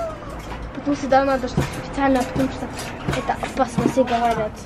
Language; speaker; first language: Russian; early bilingual, heritage; Russian